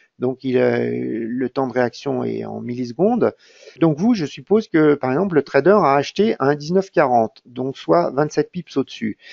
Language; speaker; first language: French; native; French